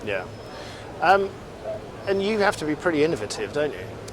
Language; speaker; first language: English; native; English